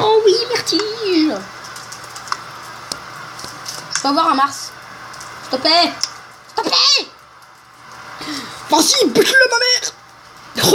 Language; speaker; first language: French; native; French